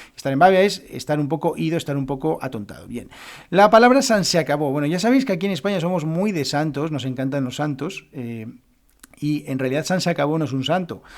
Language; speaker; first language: Spanish; native; Spanish